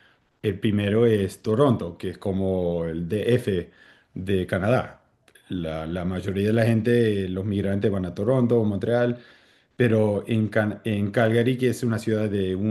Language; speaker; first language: Spanish; early bilingual, heritage; Spanish